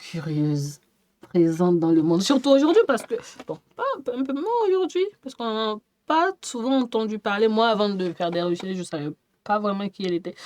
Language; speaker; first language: French; native; French